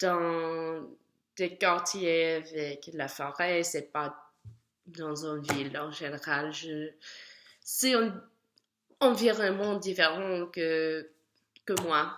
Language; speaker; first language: French; non-native, learner; English